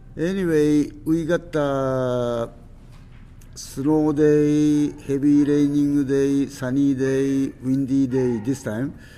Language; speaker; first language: English; non-native, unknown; Japanese